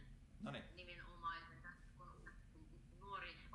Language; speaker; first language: Finnish; non-native, learner; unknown